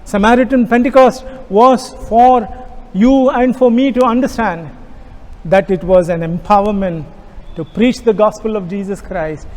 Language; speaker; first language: English; non-native, local second language; Kannada